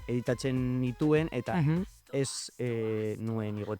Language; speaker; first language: Basque; non-native, local second language; Spanish